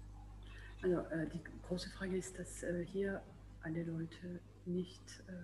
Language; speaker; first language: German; non-native, fluent; French